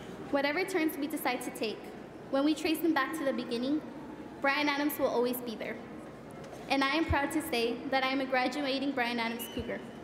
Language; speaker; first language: English; early bilingual, other home language; Spanish